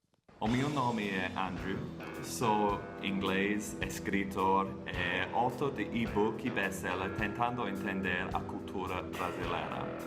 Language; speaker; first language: Portuguese; non-native, fluent; English